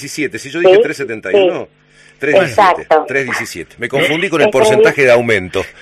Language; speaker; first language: Spanish; native; Spanish